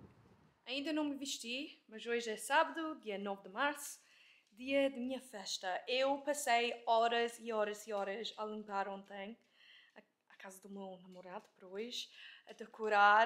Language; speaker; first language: Portuguese; early bilingual, heritage; Portuguese